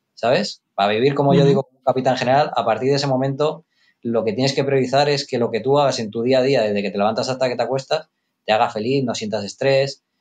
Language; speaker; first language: Spanish; native; Spanish